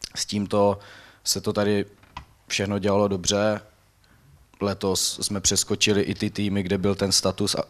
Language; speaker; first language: Czech; native; Czech